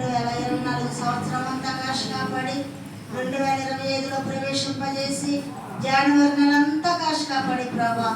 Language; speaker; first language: Telugu; native; Telugu